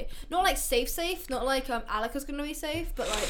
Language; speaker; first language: English; native; English